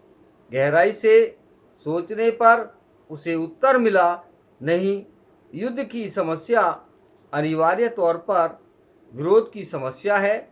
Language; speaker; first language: Hindi; native; Hindi